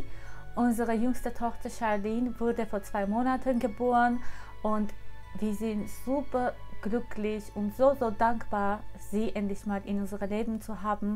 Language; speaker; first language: German; non-native, fluent; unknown